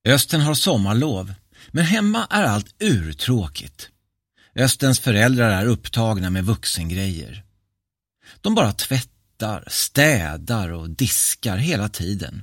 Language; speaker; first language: Swedish; native; Swedish